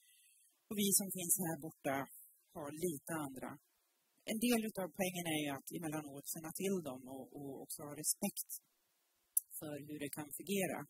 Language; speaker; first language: Swedish; native; Swedish